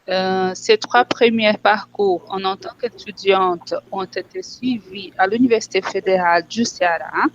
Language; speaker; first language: French; non-native, fluent; Portuguese